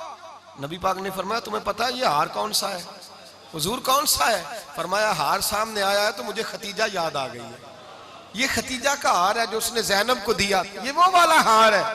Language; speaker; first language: Hindi; non-native, local second language; Punjabi